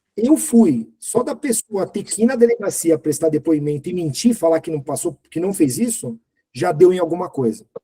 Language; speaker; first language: Portuguese; native; Portuguese